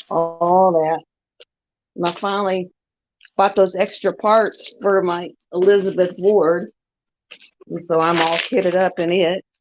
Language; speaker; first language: English; native; English